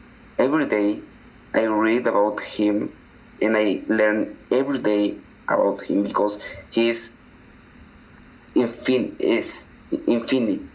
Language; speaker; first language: English; non-native, learner; Spanish